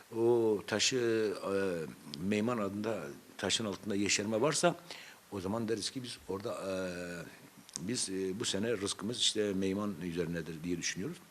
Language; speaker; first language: Turkish; non-native, local second language; Zaza